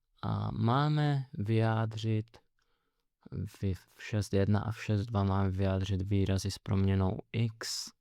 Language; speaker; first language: Czech; native; Czech